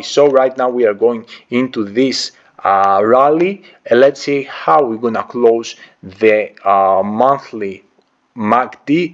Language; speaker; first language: English; non-native, fluent; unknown